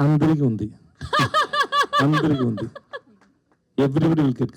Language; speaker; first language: Telugu; non-native, learner; Tamil